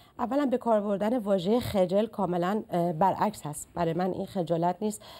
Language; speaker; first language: Persian; native; Persian